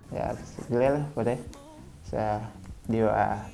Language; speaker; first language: Danish; non-native, learner; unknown